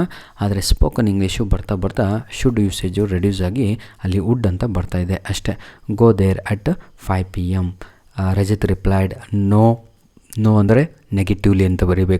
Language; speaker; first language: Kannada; native; Kannada